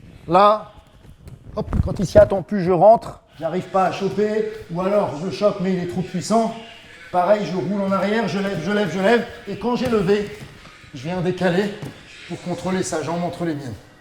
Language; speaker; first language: French; native; French